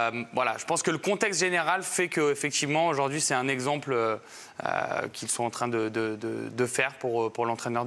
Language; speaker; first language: French; native; French